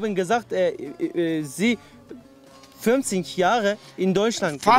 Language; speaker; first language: German; non-native, learner; Zaza